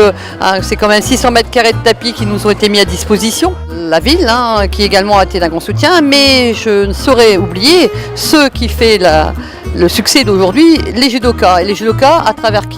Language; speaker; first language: French; native; French